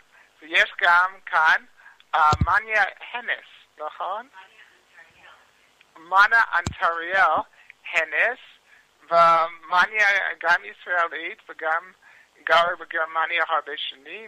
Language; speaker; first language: Hebrew; non-native, learner; English